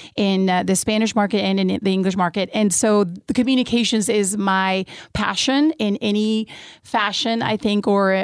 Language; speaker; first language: English; early bilingual, other home language; Spanish